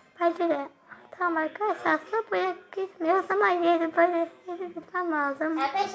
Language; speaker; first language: Turkish; early bilingual, heritage; Turkish